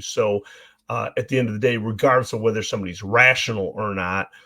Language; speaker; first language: English; native; English